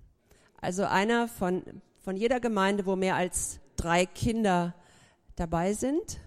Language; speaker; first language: German; native; German